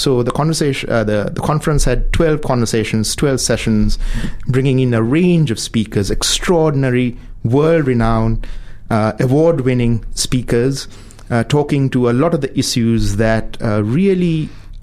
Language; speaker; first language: English; non-native, local second language; Sinhala